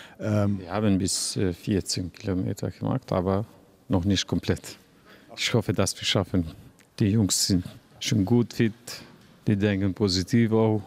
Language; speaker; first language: German; non-native, learner; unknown